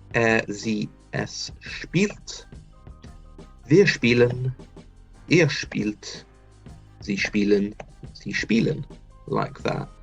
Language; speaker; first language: German; non-native, fluent; English